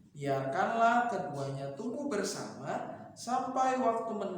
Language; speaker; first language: Indonesian; native; Indonesian